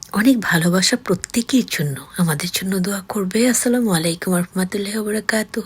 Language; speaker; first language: Bangla; early bilingual, heritage; Bangla